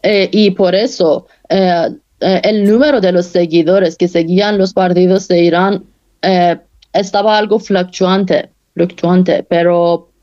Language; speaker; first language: Spanish; non-native, fluent; Persian